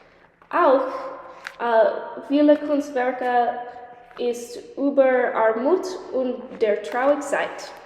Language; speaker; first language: German; non-native, learner; English